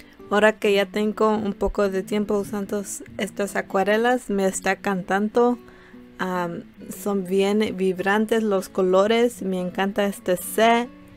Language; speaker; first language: Spanish; early bilingual, heritage; Spanish